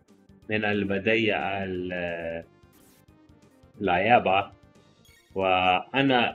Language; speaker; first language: Arabic; non-native, learner; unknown